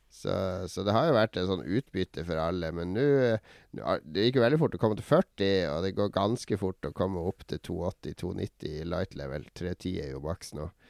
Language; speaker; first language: Norwegian; native; Norwegian